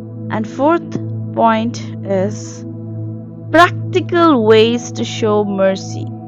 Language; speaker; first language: English; non-native, local second language; Telugu